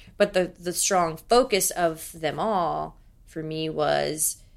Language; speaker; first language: English; native; English